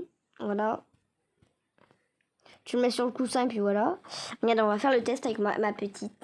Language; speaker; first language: French; native; French